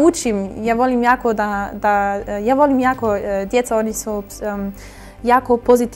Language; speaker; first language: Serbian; early bilingual, heritage; German